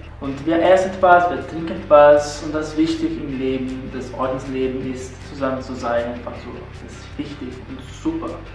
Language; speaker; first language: German; non-native, learner; Portuguese